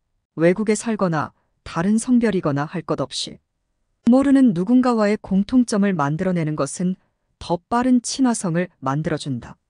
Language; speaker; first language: Korean; native; Korean